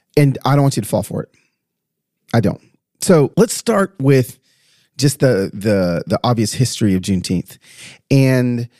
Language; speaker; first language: English; native; English